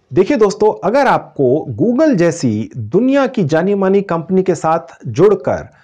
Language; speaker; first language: Hindi; native; Hindi